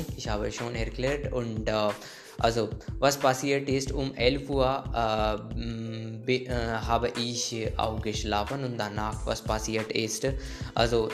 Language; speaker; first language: German; non-native, learner; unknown